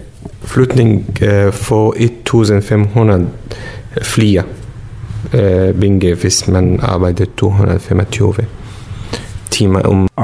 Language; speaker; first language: Danish; non-native, learner; Arabic